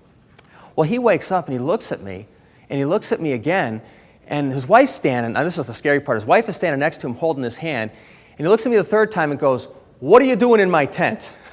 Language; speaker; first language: English; native; English